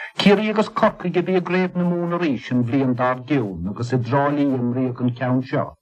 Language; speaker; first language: Irish; native; Irish